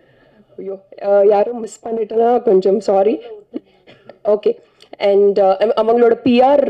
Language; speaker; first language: Tamil; non-native, fluent; Telugu